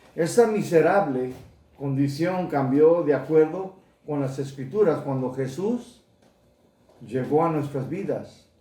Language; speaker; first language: Spanish; early bilingual, heritage; Spanish